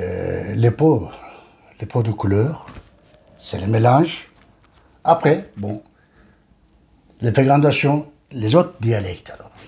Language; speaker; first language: French; non-native, learner; Turkish